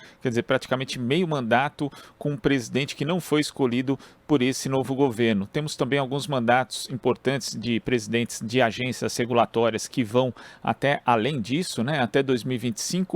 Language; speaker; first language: Portuguese; native; Portuguese